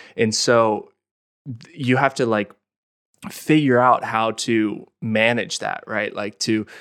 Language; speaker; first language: English; native; English